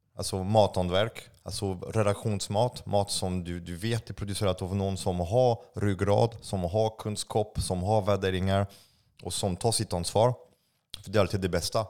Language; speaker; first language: Swedish; non-native, fluent; French